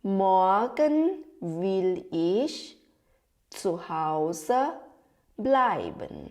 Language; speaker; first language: German; non-native, fluent; Thai